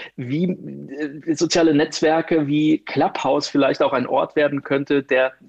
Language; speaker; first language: German; native; German